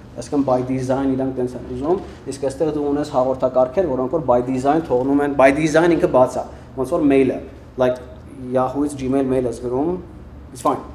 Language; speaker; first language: Armenian; early bilingual, heritage; Armenian